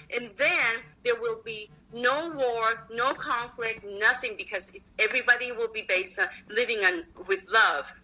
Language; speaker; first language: English; non-native, fluent; Japanese